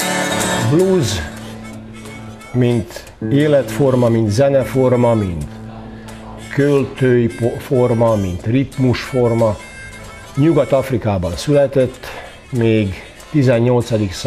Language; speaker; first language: Hungarian; non-native, local second language; Serbian